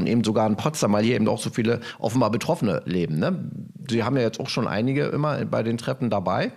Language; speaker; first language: German; native; German